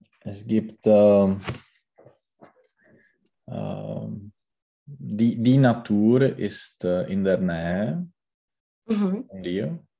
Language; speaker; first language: German; non-native, learner; Czech